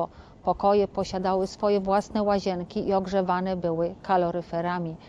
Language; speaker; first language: Polish; native; Polish